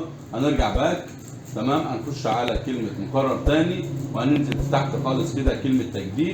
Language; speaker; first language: Arabic; native; Arabic